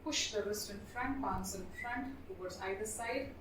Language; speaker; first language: English; non-native, local second language; Marathi